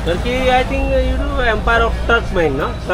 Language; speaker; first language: English; non-native, local second language; Hindi